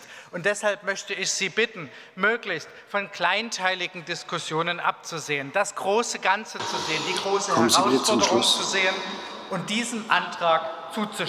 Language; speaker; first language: German; native; German